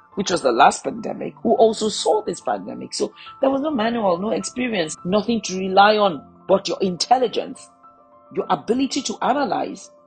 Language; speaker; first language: English; non-native, local second language; Yoruba